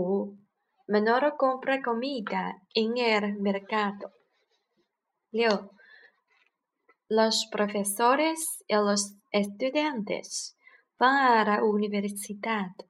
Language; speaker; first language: Spanish; non-native, learner; Chinese